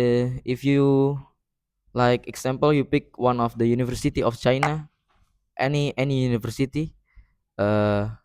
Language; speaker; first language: English; non-native, learner; Indonesian